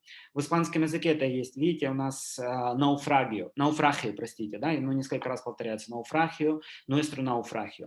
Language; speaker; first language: Russian; native; Russian